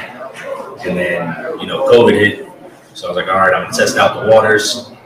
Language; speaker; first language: English; native; English